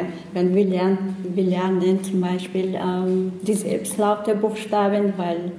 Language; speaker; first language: German; non-native, learner; Chechen